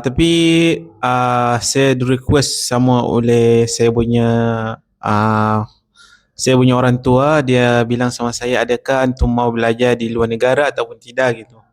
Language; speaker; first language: Indonesian; non-native, learner; Arabic